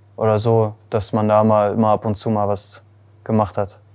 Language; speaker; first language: German; native; German